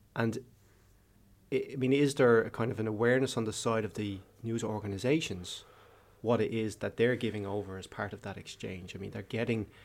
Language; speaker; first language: English; native; English